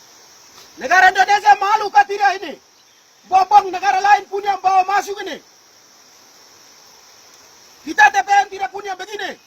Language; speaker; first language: Indonesian; non-native, local second language; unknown